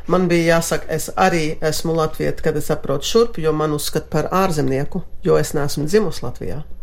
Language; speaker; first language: Latvian; early bilingual, heritage; Latvian